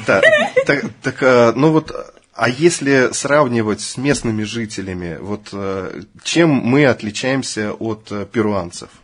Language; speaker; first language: Russian; native; Russian